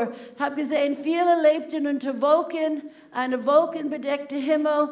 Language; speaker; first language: German; non-native, fluent; English